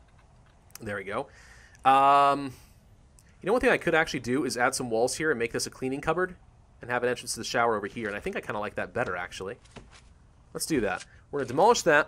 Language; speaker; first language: English; native; English